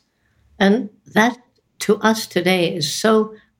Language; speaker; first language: English; native; English